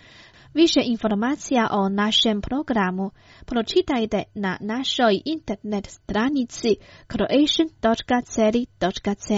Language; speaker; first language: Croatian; non-native, fluent; Chinese